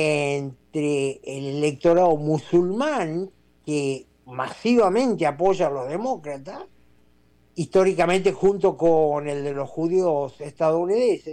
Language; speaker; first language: Spanish; native; Spanish